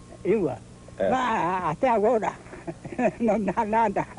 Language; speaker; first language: Portuguese; non-native, learner; Japanese